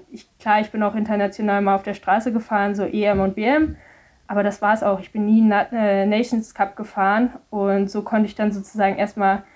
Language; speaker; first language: German; native; German